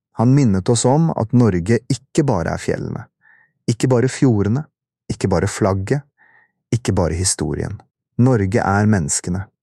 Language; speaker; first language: Norwegian; early bilingual, other home language; Urdu